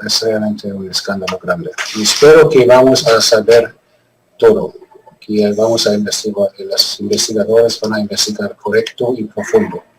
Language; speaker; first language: Spanish; non-native, fluent; German